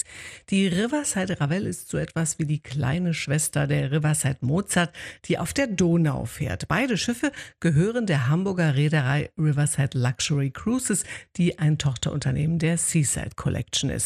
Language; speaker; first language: German; native; German